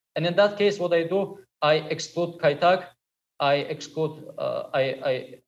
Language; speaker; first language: English; non-native, fluent; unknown